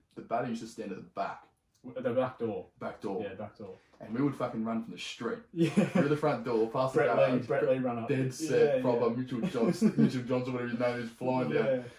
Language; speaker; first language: English; native; English